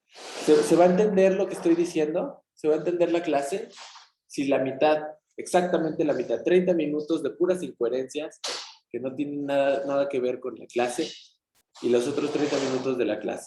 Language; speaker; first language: Spanish; native; Spanish